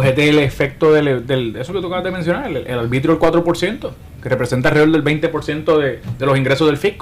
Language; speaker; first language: Spanish; native; Spanish